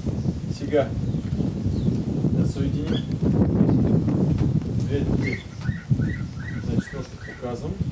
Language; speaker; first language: Bulgarian; non-native, learner; Russian